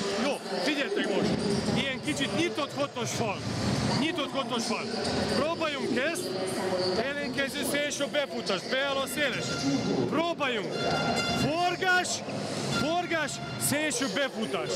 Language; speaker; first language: Hungarian; non-native, learner; Serbian